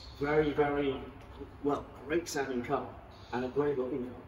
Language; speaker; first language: English; native; English